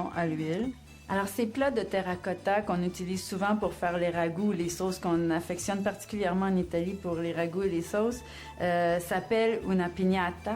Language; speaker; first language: French; native; French